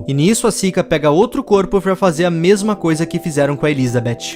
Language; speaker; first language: Portuguese; native; Portuguese